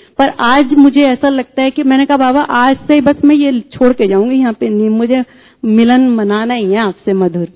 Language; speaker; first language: Hindi; native; Hindi